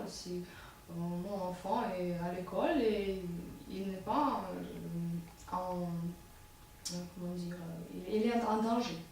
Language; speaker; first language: French; non-native, fluent; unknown